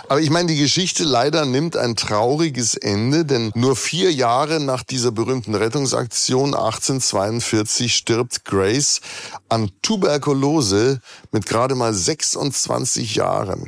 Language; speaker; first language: German; native; German